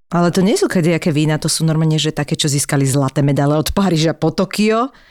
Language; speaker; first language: Slovak; native; Slovak